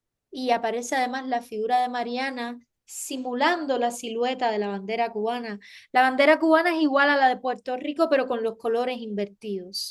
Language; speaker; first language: Spanish; native; Spanish